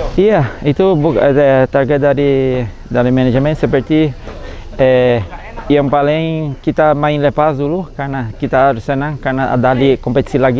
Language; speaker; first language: Indonesian; non-native, fluent; Portuguese